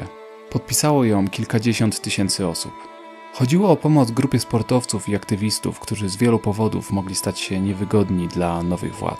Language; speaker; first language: Polish; native; Polish